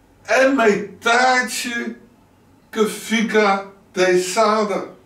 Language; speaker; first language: Portuguese; non-native, learner; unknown